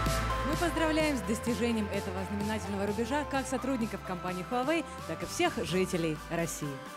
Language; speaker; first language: Russian; native; Russian